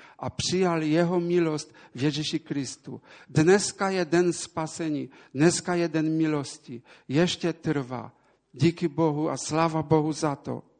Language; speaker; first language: Czech; non-native, local second language; Polish